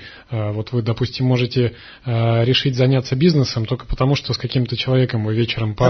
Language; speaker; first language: Russian; native; Russian